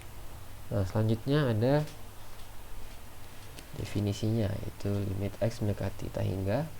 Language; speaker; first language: Indonesian; native; Indonesian